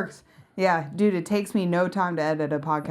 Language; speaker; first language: English; native; English